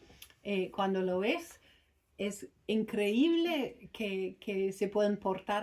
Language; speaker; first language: Spanish; non-native, fluent; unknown